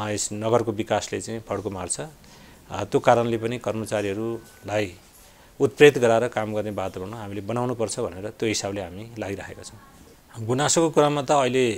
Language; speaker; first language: Nepali; native; Nepali